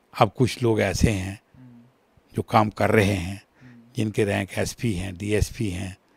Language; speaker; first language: Hindi; non-native, local second language; Kashmiri